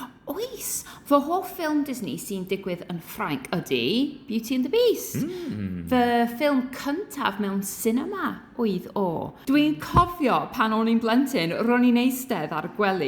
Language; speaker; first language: Welsh; non-native, learner; English